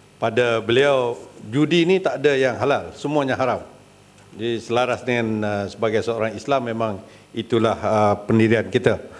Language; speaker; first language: Malay; native; Malay